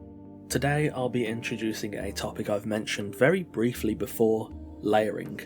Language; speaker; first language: English; native; English